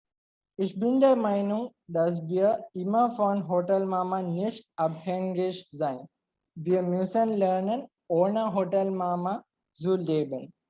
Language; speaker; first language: German; non-native, learner; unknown